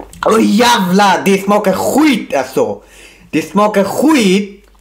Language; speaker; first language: Swedish; non-native, local second language; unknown